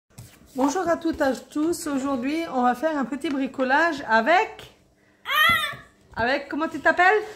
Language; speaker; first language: French; native; French